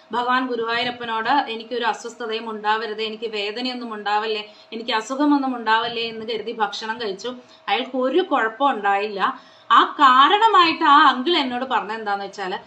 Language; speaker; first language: Malayalam; non-native, local second language; Konkani